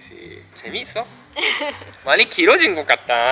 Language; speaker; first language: Korean; non-native, fluent; Japanese